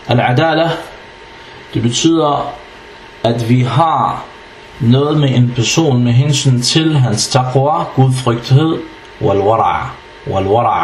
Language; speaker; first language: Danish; non-native, fluent; Arabic